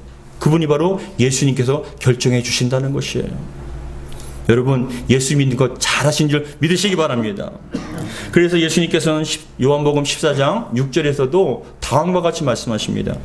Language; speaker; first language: Korean; native; Korean